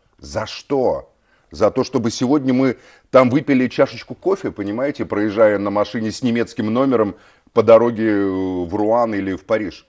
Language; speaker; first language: Russian; native; Russian